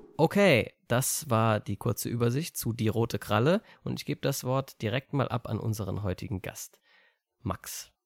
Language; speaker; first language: German; native; German